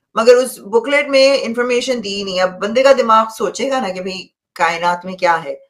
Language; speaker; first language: Hindi; native; Hindi